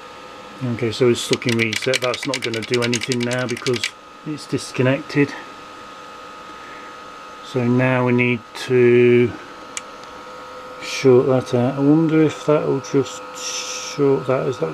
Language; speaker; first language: English; native; English